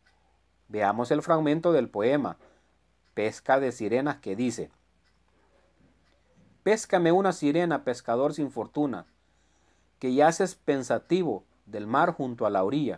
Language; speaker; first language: Spanish; native; Spanish